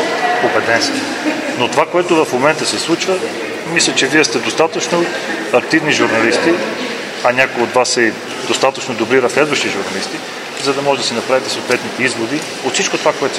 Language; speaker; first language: Bulgarian; native; Bulgarian